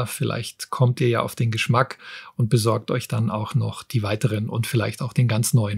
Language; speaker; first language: German; native; German